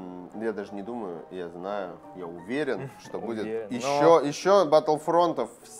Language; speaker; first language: Russian; native; Russian